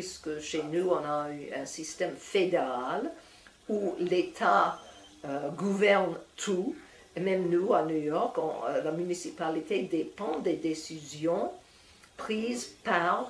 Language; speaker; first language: French; non-native, fluent; English